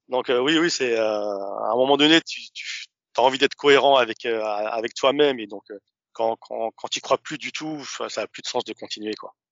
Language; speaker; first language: French; early bilingual, other home language; Arabic